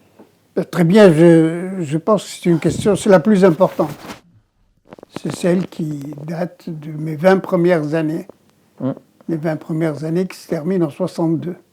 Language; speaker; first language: French; non-native, local second language; Arabic